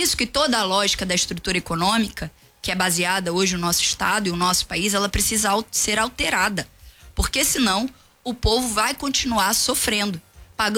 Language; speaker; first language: Portuguese; native; Portuguese